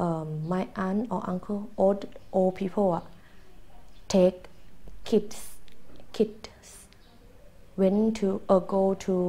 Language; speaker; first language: English; non-native, learner; Thai